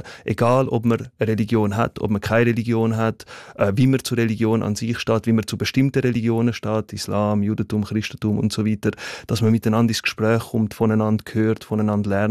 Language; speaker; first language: German; early bilingual, other home language; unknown